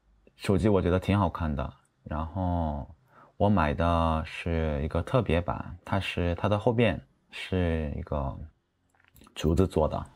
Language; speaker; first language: Chinese; non-native, fluent; Korean